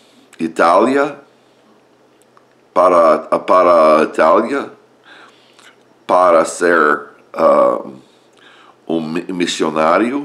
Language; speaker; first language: Portuguese; non-native, learner; English